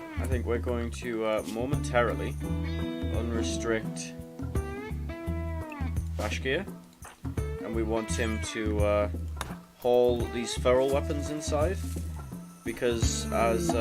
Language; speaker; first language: English; native; English